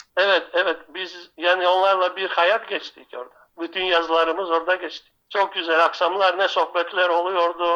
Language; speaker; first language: Turkish; non-native, local second language; Greek